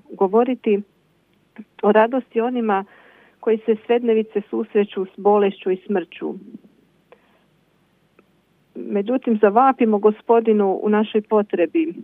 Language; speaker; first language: Croatian; native; Croatian